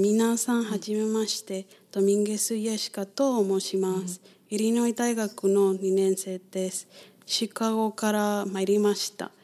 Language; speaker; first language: Japanese; non-native, learner; English